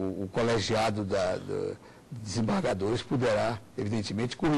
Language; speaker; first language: Portuguese; native; Portuguese